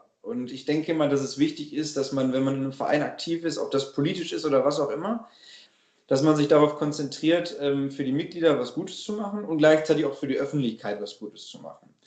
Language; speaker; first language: German; native; German